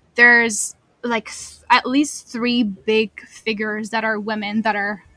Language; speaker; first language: English; non-native, fluent; French